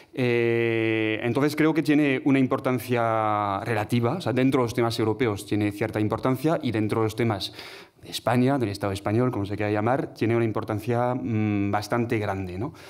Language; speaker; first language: Spanish; non-native, fluent; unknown